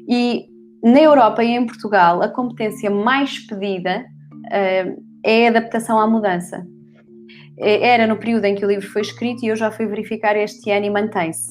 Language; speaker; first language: Portuguese; native; Portuguese